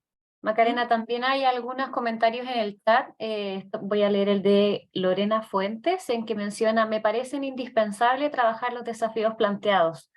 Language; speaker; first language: Spanish; native; Spanish